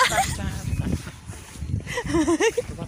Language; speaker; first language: Turkish; native; Turkish